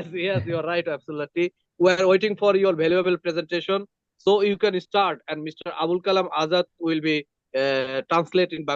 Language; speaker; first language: English; non-native, learner; Bangla